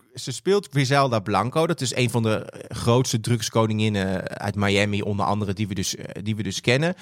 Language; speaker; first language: Dutch; native; Dutch